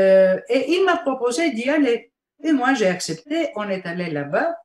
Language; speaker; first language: French; non-native, fluent; Bulgarian